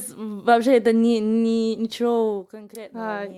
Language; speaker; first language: Russian; non-native, fluent; English